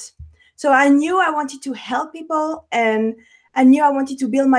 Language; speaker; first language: English; non-native, fluent; French